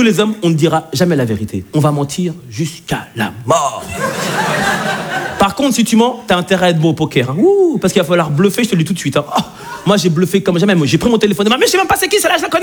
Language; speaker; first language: French; native; French